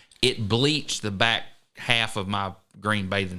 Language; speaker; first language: English; native; English